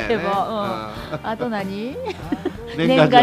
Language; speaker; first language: Japanese; native; Japanese